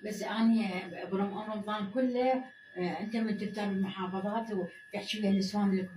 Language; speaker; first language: Arabic; native; Arabic